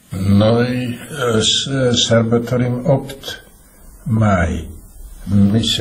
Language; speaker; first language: Romanian; non-native, fluent; Slovak